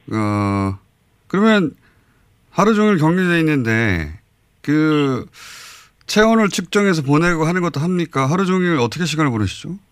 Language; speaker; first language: Korean; native; Korean